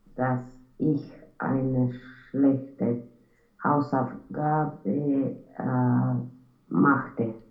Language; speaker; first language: German; non-native, learner; Romanian